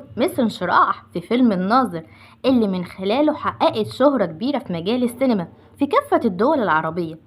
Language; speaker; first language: Arabic; native; Arabic